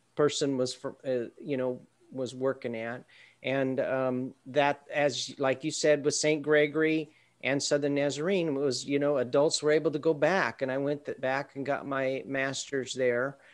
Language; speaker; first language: English; native; English